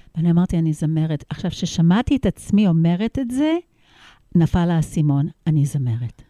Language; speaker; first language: Hebrew; non-native, fluent; English